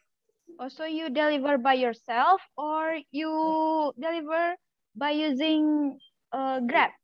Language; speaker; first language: English; non-native, learner; Malay